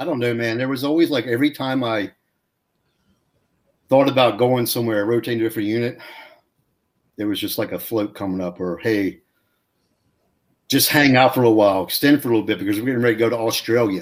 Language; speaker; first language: English; native; English